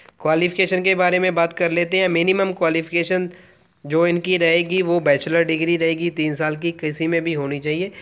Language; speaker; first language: Hindi; non-native, local second language; Punjabi